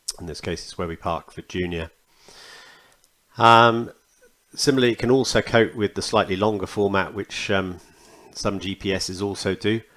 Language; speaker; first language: English; native; English